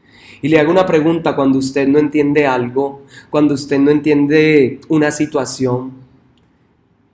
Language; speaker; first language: Spanish; native; Spanish